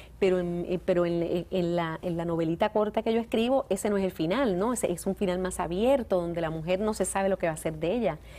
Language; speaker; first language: Spanish; native; Spanish